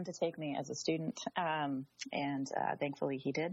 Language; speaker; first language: English; native; English